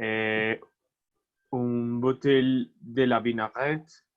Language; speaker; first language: French; non-native, learner; Spanish